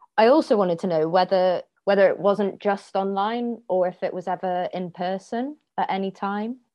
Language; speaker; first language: English; native; English